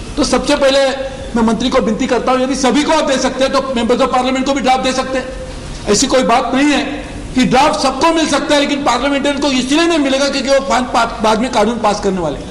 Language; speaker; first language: Hindi; non-native, local second language; Marathi